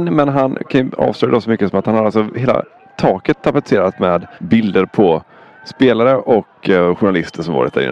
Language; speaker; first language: Swedish; native; Swedish